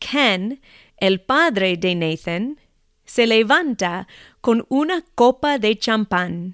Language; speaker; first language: Spanish; non-native, fluent; English